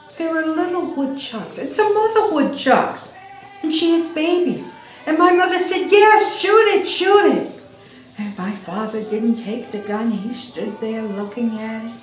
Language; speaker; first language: English; native; English